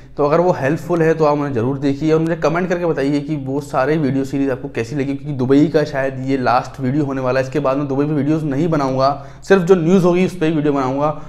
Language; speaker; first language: Hindi; native; Hindi